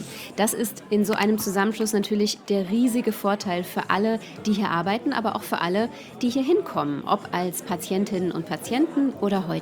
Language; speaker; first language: German; native; German